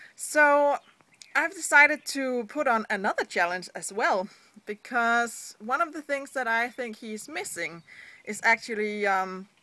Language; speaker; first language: English; non-native, fluent; Danish